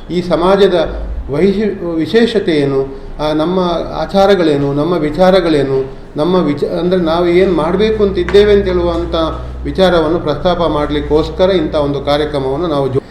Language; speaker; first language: Kannada; non-native, local second language; Tulu